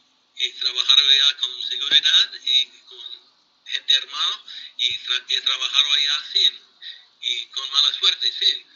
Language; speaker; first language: Spanish; non-native, fluent; English